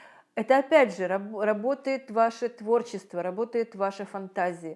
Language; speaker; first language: Russian; native; Russian